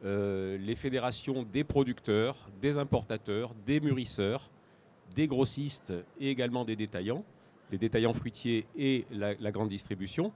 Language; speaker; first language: French; native; French